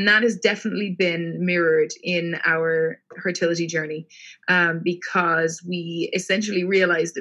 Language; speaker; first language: English; native; English